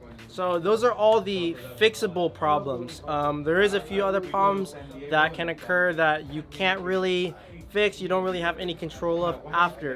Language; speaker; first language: English; native; English